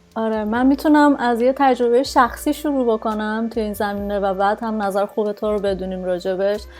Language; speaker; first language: Persian; native; Persian